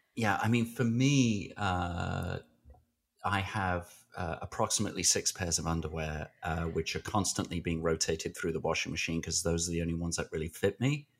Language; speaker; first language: English; native; English